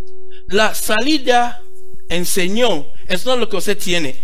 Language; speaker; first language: Spanish; non-native, learner; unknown